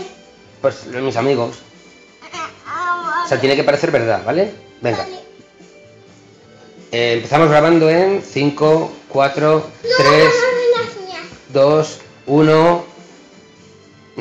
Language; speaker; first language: Spanish; native; Spanish